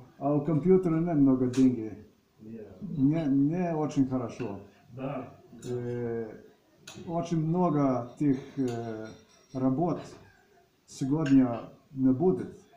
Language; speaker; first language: Russian; non-native, learner; Slovenian